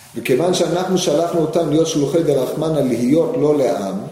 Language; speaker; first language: Hebrew; non-native, fluent; English